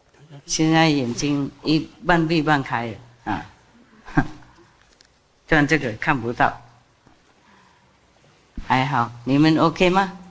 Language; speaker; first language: Chinese; non-native, fluent; Vietnamese